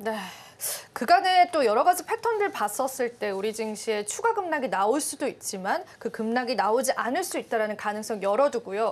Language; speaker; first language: Korean; native; Korean